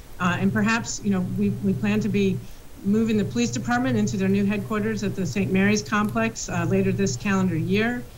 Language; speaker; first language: English; native; English